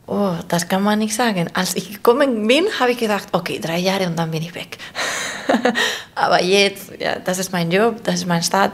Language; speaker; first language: German; non-native, learner; Spanish